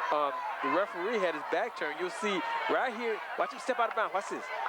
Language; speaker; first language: English; native; English